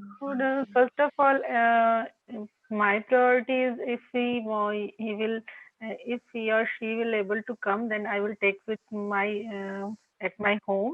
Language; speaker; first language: English; non-native, local second language; Hindi